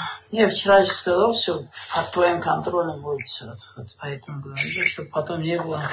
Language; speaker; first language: Russian; non-native, local second language; Uzbek